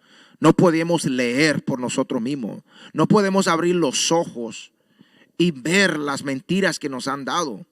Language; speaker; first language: Spanish; early bilingual, heritage; Spanish